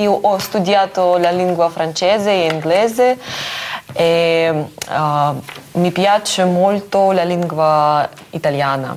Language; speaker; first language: Italian; non-native, learner; Russian